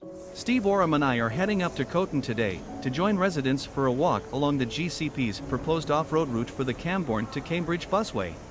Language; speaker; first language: English; native; English